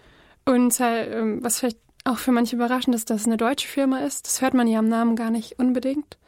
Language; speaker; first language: German; native; German